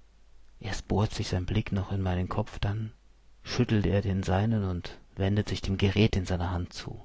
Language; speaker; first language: German; native; German